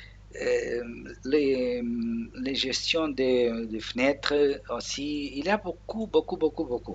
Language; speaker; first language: French; non-native, learner; Portuguese